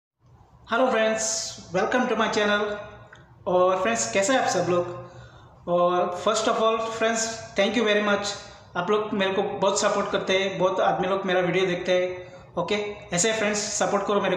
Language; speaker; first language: Hindi; non-native, local second language; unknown